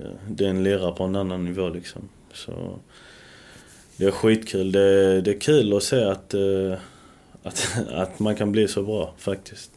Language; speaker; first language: Swedish; early bilingual, other home language; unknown